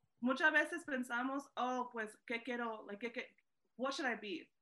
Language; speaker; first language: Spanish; early bilingual, heritage; Spanish